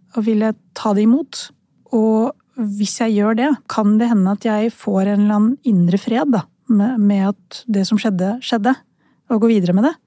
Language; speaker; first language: Norwegian; early bilingual, other home language; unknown